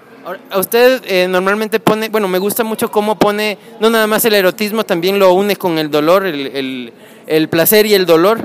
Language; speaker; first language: Spanish; native; Spanish